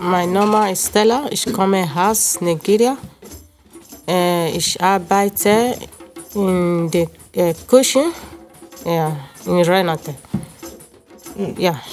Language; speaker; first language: German; non-native, learner; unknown